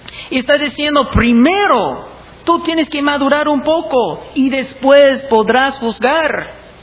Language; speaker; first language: Spanish; non-native, fluent; English